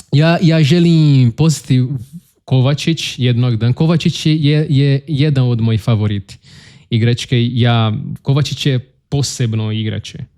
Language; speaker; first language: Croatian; non-native, learner; Portuguese